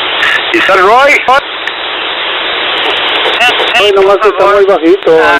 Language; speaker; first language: Spanish; native; Spanish